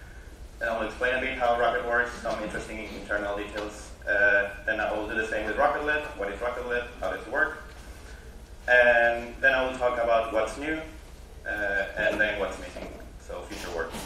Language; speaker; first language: English; non-native, fluent; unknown